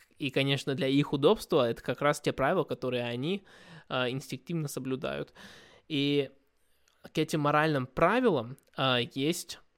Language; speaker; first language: Russian; early bilingual, heritage; Russian